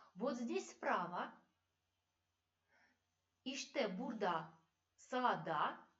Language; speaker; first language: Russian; non-native, fluent; Turkish